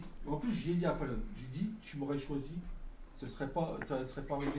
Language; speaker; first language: French; native; French